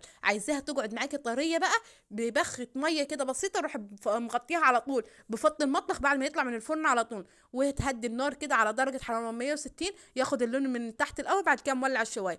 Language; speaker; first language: Arabic; native; Arabic